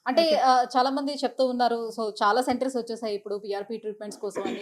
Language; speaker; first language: Telugu; native; Telugu